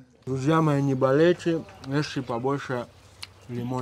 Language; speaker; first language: Russian; non-native, local second language; Tajik